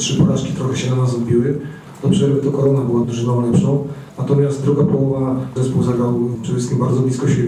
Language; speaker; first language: Polish; native; Polish